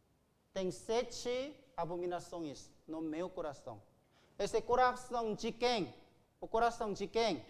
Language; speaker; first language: Portuguese; non-native, learner; Korean